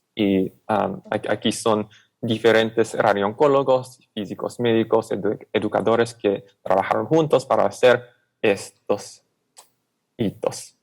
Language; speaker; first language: Spanish; non-native, fluent; English